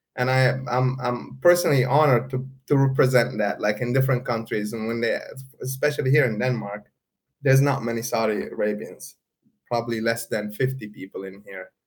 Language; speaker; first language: English; non-native, fluent; Arabic